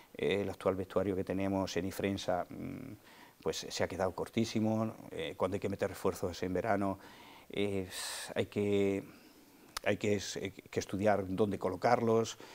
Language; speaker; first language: Spanish; native; Spanish